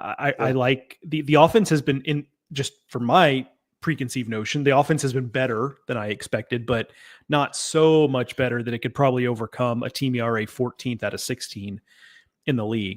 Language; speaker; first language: English; native; English